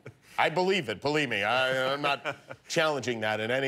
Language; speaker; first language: English; native; English